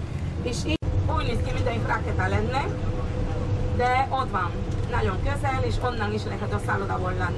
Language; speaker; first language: Hungarian; non-native, fluent; Spanish